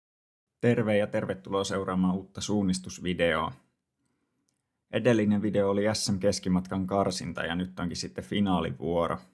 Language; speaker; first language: Finnish; native; Finnish